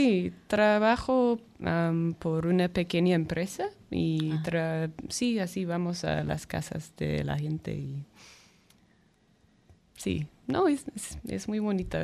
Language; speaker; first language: Spanish; non-native, fluent; English